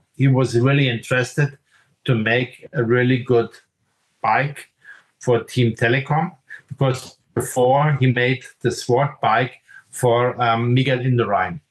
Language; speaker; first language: English; non-native, fluent; German